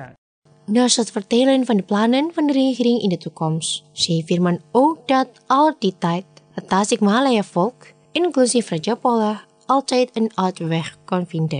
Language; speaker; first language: Dutch; non-native, fluent; Indonesian